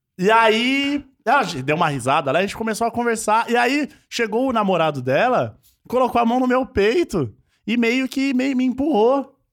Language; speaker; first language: Portuguese; native; Portuguese